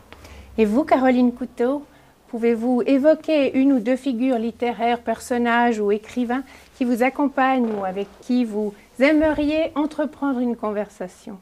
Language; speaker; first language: French; native; French